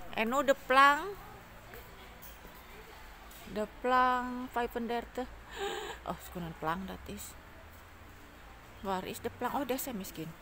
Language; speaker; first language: Dutch; non-native, learner; Indonesian